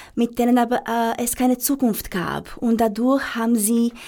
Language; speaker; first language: German; non-native, fluent; Romanian